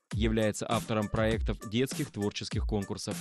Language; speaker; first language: Russian; native; Russian